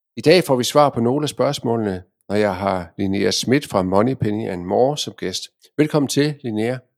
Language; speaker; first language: Danish; native; Danish